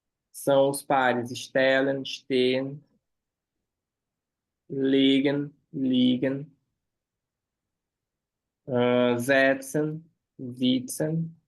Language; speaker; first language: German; non-native, fluent; Portuguese